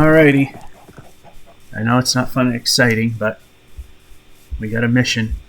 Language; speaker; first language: English; native; English